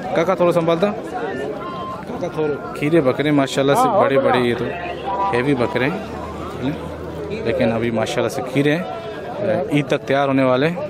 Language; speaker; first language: Urdu; non-native, local second language; Sindhi